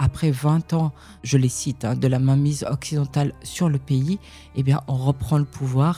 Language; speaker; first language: French; early bilingual, other home language; Persian